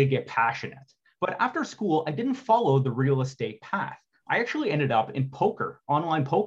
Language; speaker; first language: English; native; English